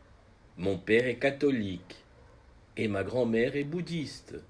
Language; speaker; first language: French; non-native, fluent; Portuguese